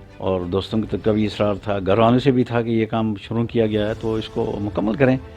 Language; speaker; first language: Urdu; non-native, local second language; Pahari-Potwari